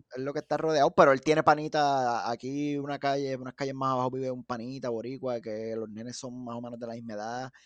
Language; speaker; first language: Spanish; native; Spanish